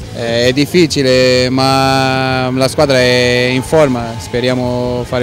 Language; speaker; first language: Italian; non-native, learner; Portuguese